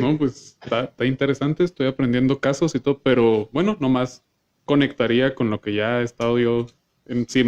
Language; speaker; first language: Spanish; native; Spanish